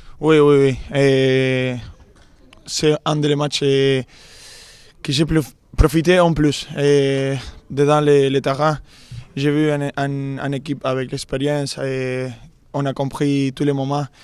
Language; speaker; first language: French; non-native, fluent; Spanish